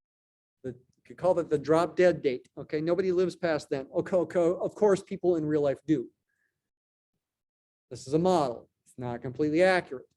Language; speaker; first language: English; native; English